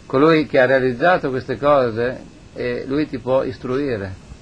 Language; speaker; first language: Italian; native; Italian